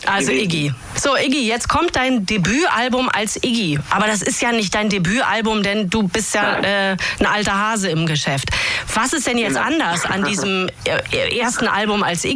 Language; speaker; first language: German; native; German